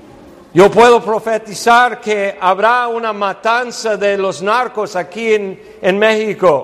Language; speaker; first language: Spanish; non-native, fluent; English